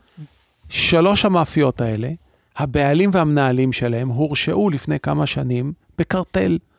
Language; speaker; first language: Hebrew; native; Hebrew